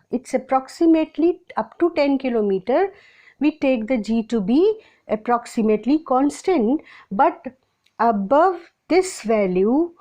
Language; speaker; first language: English; non-native, local second language; Hindi